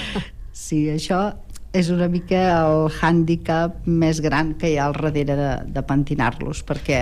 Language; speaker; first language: Catalan; native; Catalan